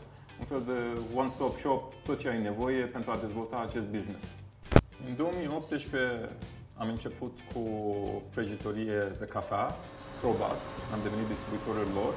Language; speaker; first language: Romanian; non-native, fluent; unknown